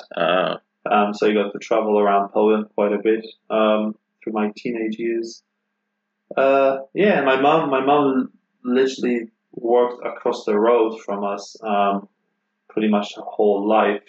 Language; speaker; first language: English; non-native, fluent; Polish